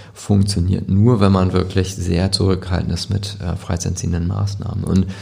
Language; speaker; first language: German; native; German